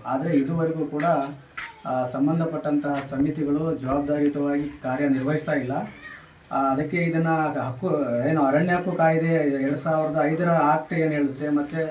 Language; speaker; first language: Kannada; non-native, local second language; Lambadi